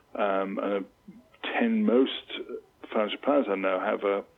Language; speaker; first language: English; native; English